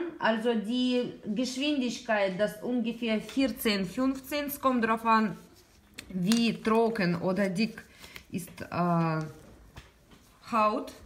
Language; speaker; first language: German; non-native, learner; Russian